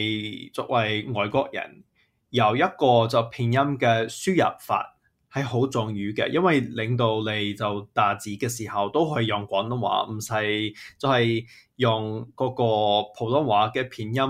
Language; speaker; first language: Chinese; non-native, fluent; English